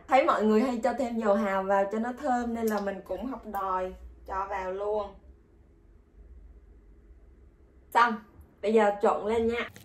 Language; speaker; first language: Vietnamese; native; Vietnamese